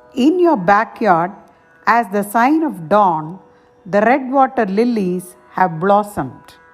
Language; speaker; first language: English; non-native, local second language; Tamil